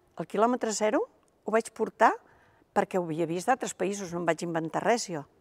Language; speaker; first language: Catalan; native; Catalan